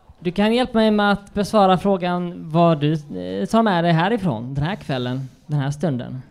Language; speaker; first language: Swedish; native; Swedish